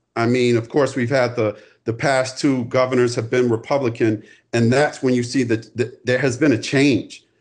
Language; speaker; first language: English; native; English